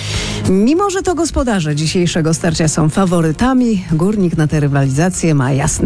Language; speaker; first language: Polish; native; Polish